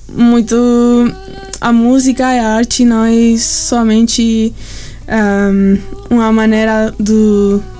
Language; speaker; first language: Portuguese; non-native, learner; English